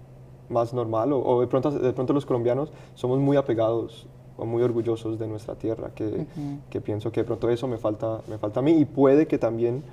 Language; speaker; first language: Spanish; early bilingual, heritage; Spanish